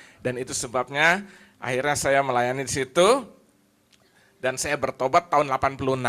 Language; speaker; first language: Indonesian; native; Indonesian